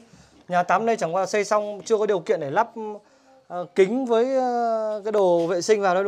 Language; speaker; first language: Vietnamese; native; Vietnamese